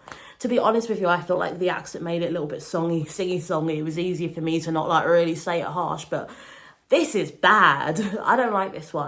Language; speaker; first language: English; native; English